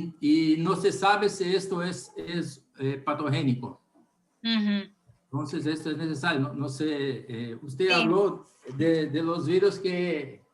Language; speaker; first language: Spanish; non-native, learner; Portuguese